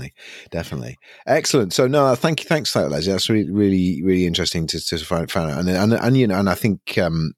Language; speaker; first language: English; native; English